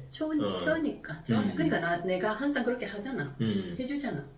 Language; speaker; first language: Korean; non-native, fluent; Japanese